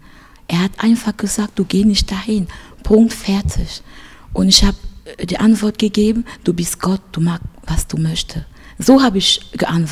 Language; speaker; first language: German; non-native, fluent; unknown